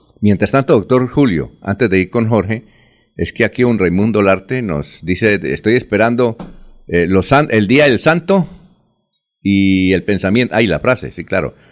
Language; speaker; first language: Spanish; native; Spanish